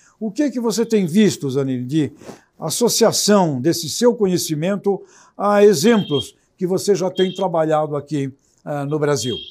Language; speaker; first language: Portuguese; native; Portuguese